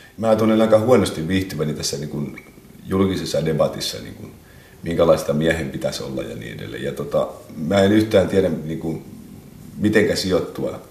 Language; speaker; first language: Finnish; native; Finnish